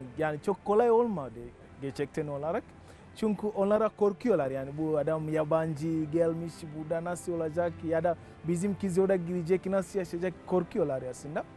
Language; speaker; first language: Turkish; non-native, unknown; Swahili